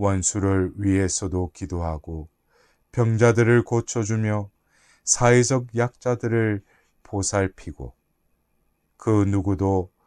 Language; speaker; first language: Korean; native; Korean